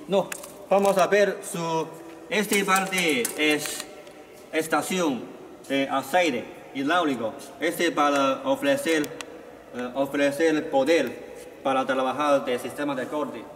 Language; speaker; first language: Spanish; non-native, learner; Chinese